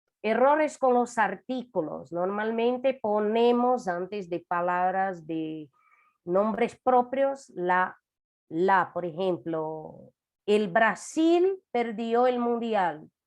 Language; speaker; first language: Spanish; non-native, fluent; Portuguese